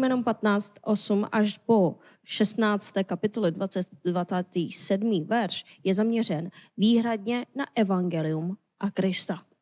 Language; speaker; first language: Czech; non-native, fluent; Korean